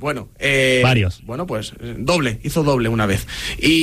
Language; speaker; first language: Spanish; native; Spanish